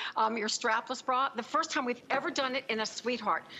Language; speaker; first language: English; native; English